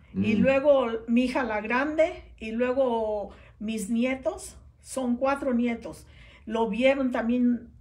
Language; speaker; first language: Spanish; native; Spanish